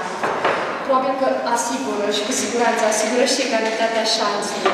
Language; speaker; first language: Romanian; native; Romanian